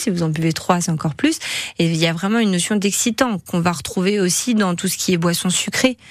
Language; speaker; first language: French; native; French